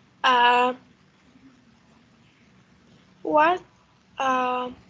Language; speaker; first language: English; non-native, learner; Vietnamese